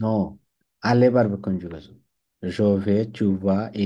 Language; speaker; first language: French; non-native, fluent; Bangla